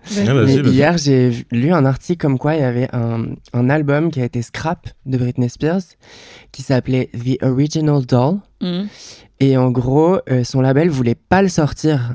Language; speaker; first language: French; native; French